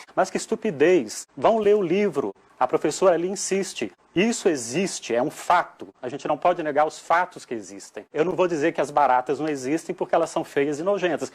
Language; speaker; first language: Portuguese; native; Portuguese